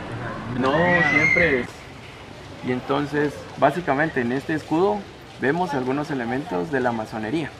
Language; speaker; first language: Spanish; native; Spanish